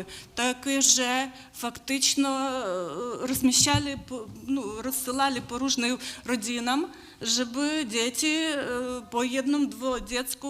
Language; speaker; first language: Polish; non-native, learner; Ukrainian